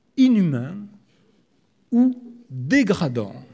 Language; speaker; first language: French; native; French